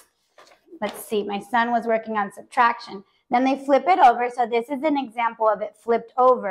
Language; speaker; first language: English; native; English